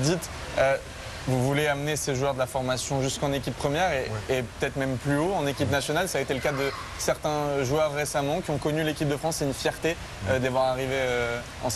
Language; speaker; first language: French; native; French